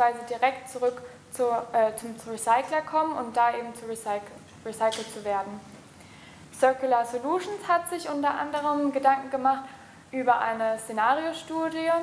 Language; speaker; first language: German; native; German